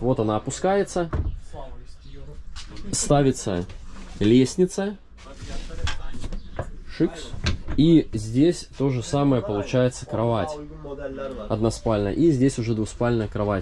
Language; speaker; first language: Russian; native; Russian